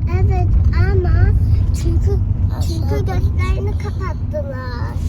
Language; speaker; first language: Turkish; early bilingual, heritage; Turkish